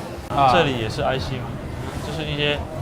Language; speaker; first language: Chinese; native; Chinese